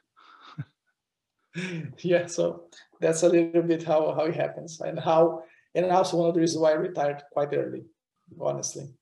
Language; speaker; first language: English; non-native, fluent; Portuguese